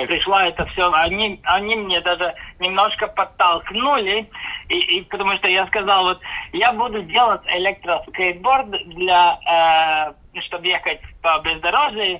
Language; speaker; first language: Russian; non-native, local second language; Latvian